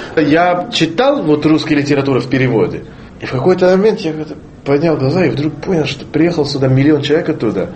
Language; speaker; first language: Russian; non-native, fluent; Hebrew